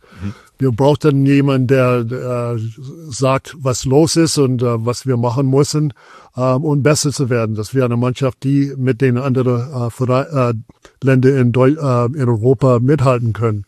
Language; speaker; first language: German; non-native, fluent; English